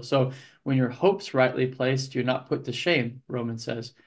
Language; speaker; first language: English; native; English